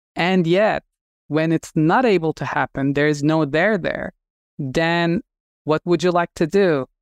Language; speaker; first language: English; non-native, fluent; Turkish